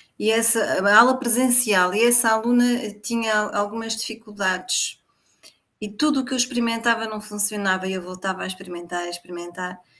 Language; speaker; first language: Portuguese; native; Portuguese